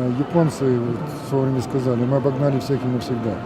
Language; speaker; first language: Russian; native; Russian